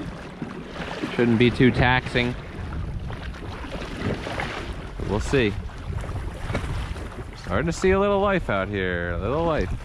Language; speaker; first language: English; native; English